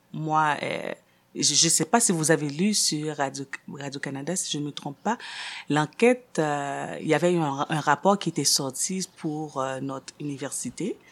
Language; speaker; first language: French; non-native, local second language; Haitian Creole